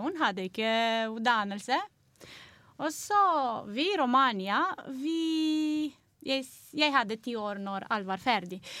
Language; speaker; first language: Norwegian; non-native, learner; Romanian